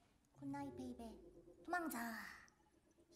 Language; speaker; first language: Korean; native; Korean